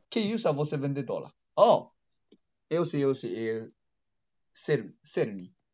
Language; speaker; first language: Portuguese; non-native, learner; Chinese